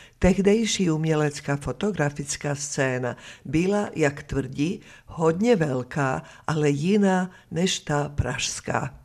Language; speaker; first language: Czech; non-native, fluent; Serbian